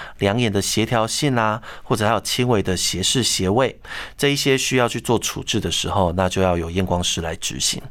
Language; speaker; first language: Chinese; native; Chinese